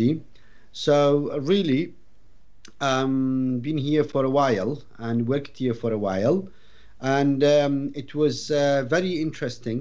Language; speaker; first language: English; non-native, fluent; Arabic